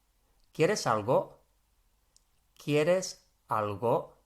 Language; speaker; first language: Spanish; non-native, fluent; English